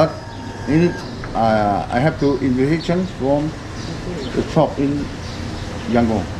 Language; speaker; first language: English; non-native, learner; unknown